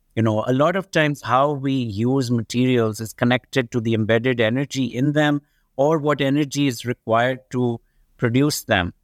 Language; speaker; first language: English; non-native, local second language; Urdu